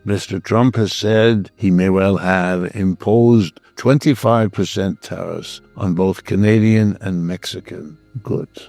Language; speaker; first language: English; native; English